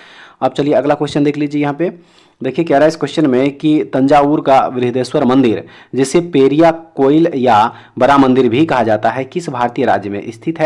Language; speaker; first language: Hindi; native; Hindi